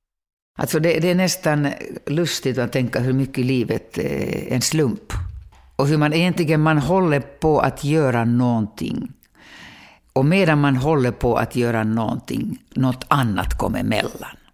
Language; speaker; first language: Swedish; non-native, local second language; Finnish